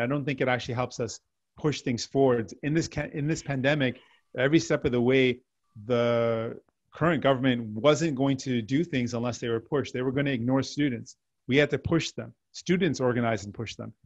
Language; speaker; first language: English; native; English